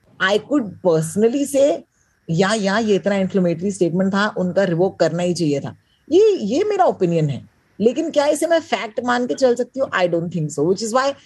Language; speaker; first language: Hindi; native; Hindi